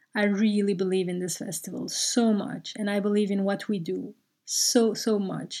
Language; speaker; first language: English; non-native, fluent; Turkish